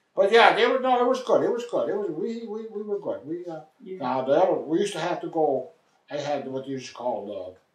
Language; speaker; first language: English; native; English